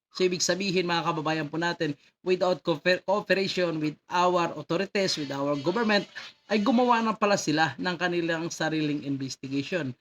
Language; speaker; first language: Filipino; native; Filipino